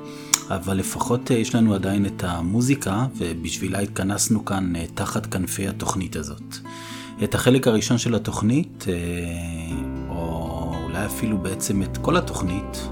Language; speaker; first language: Hebrew; native; Hebrew